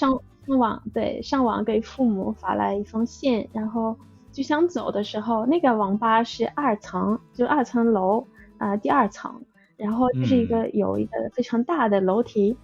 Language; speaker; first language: Chinese; non-native, fluent; Russian